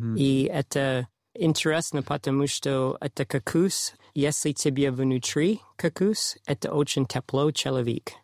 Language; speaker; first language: Russian; non-native, learner; English